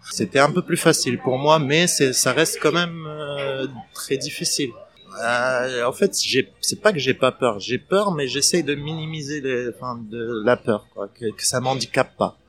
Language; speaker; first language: French; non-native, fluent; Arabic